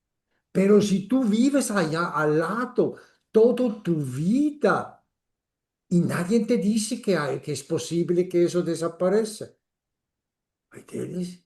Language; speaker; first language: Spanish; non-native, fluent; German